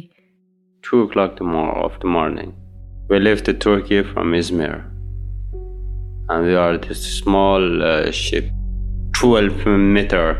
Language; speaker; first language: English; non-native, learner; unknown